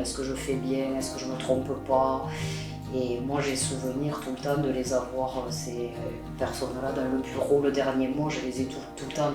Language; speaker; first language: French; native; French